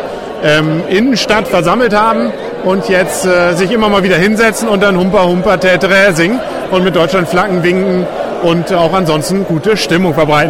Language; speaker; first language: German; native; German